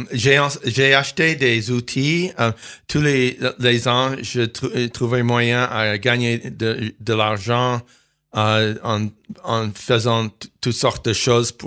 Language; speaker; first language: French; non-native, fluent; English